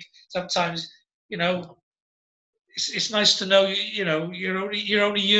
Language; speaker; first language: English; native; English